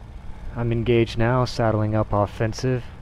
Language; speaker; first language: English; native; English